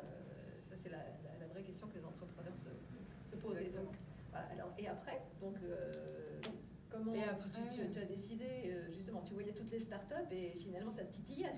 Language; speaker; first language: French; native; French